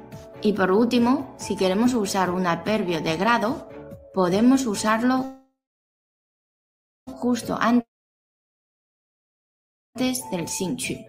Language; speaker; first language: Spanish; non-native, fluent; Chinese